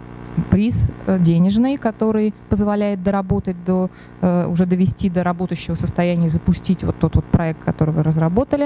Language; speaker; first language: Russian; native; Russian